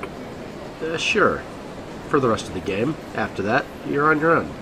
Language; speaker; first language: English; native; English